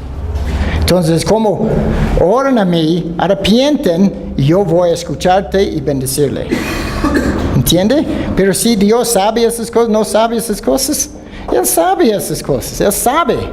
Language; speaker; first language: Spanish; non-native, fluent; Dutch